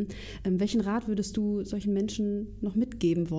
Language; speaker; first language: German; native; German